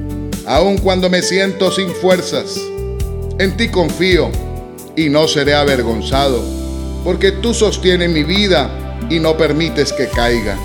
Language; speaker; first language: Spanish; native; Spanish